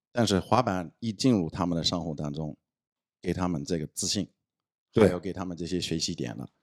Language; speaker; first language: Chinese; non-native, fluent; English